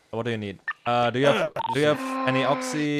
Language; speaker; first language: English; non-native, fluent; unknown